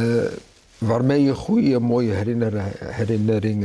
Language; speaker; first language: Dutch; early bilingual, other home language; Arabic